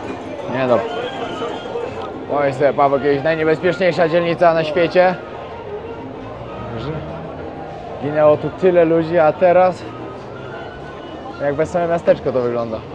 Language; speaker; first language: Polish; native; Polish